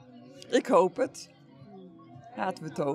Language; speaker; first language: Dutch; native; Dutch